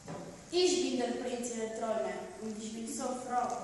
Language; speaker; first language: German; non-native, learner; Polish